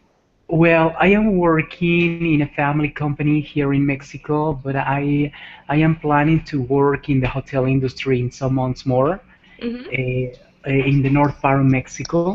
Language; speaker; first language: English; non-native, fluent; Spanish